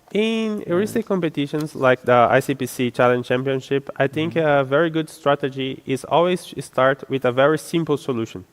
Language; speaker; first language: English; non-native, fluent; Portuguese